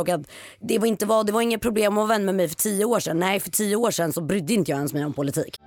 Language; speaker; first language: Swedish; native; Swedish